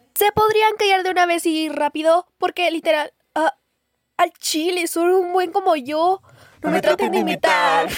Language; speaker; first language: Spanish; native; Spanish